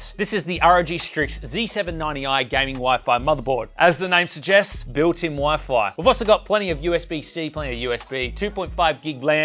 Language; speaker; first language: English; native; English